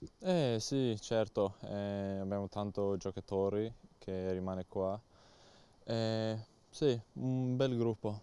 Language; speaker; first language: Italian; non-native, learner; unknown